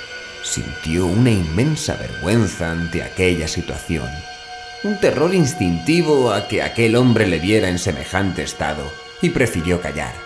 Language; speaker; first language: Spanish; native; Spanish